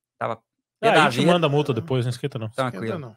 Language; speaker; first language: Portuguese; native; Portuguese